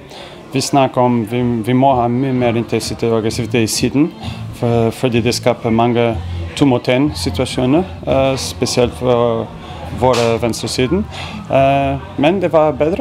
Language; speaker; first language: Norwegian; non-native, fluent; Portuguese